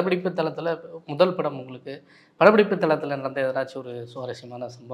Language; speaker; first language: Tamil; native; Tamil